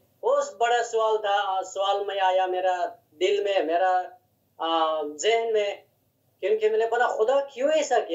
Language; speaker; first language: Hindi; non-native, learner; Hazaragi